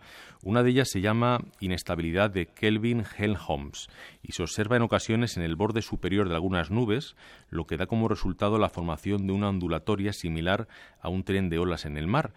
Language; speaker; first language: Spanish; native; Spanish